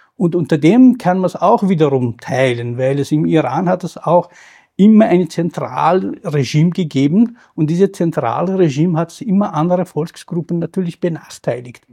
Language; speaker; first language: German; non-native, fluent; Kurdish